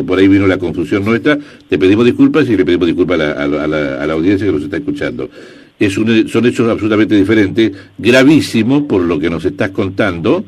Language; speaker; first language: Spanish; native; Spanish